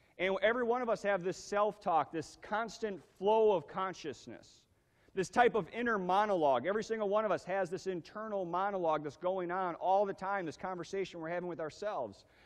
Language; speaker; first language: English; native; English